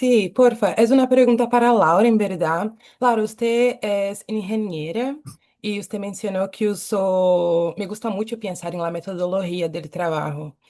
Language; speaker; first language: Spanish; non-native, fluent; Portuguese